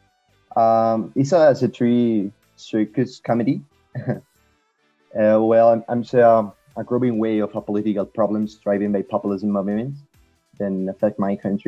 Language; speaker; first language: English; non-native, learner; Spanish